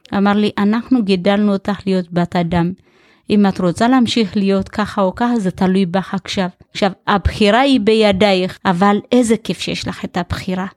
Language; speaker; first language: Hebrew; early bilingual, other home language; Amharic